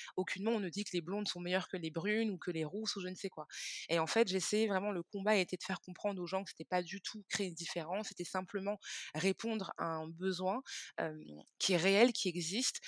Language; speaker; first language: French; early bilingual, other home language; Hebrew